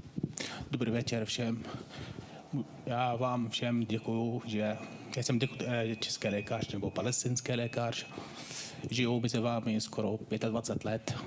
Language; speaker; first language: Czech; non-native, fluent; Arabic